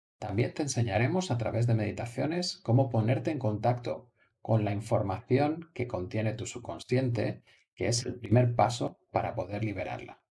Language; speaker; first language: Spanish; native; Spanish